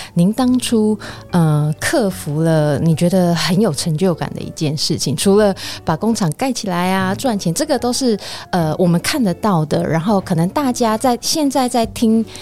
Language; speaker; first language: Chinese; native; Chinese